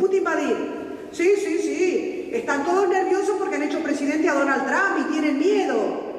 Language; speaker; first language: Spanish; native; Spanish